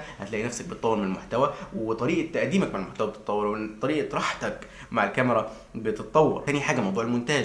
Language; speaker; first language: Arabic; native; Arabic